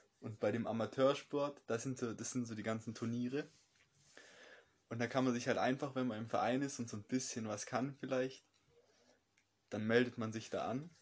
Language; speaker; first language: German; native; German